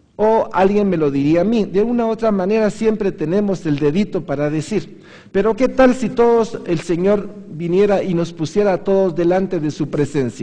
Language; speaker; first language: Spanish; native; Spanish